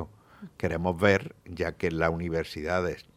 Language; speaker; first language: Spanish; native; Spanish